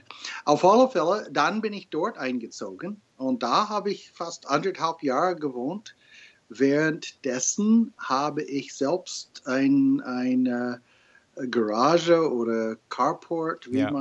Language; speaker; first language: German; non-native, fluent; English